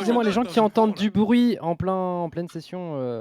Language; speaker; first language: French; native; French